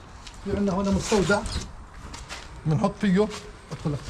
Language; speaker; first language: Arabic; native; Arabic